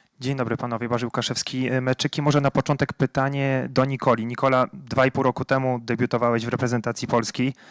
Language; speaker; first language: Polish; native; Polish